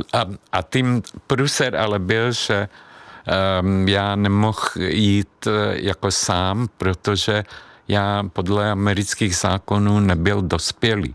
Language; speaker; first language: Czech; non-native, fluent; Hungarian